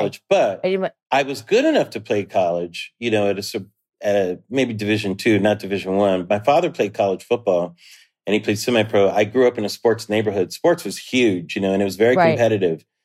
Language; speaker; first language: English; native; English